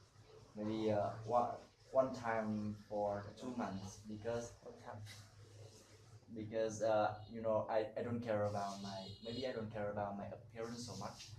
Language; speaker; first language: English; non-native, learner; Vietnamese